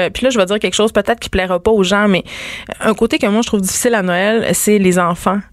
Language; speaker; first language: French; native; French